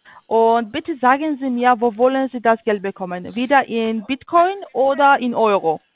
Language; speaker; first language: German; non-native, learner; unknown